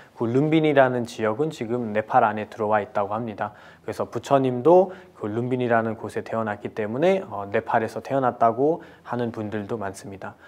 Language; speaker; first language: Korean; non-native, fluent; Nepali